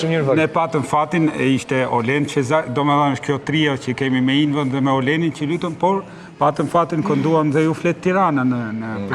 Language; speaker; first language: Albanian; native; Albanian